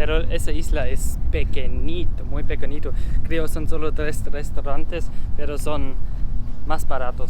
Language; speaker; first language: Spanish; non-native, learner; German